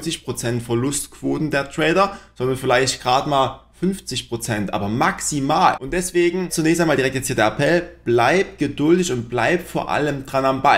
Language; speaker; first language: German; native; German